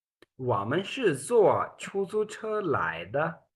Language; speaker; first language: Chinese; non-native, fluent; Urdu